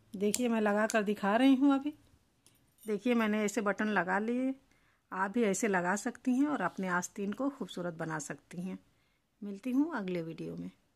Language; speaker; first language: Hindi; native; Hindi